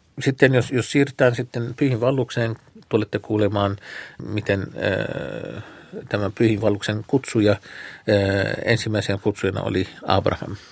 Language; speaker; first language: Finnish; non-native, fluent; Arabic